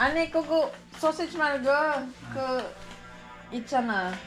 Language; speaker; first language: Korean; non-native, learner; Filipino